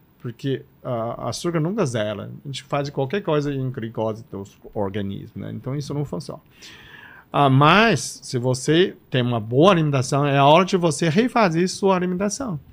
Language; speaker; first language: Portuguese; non-native, fluent; Chinese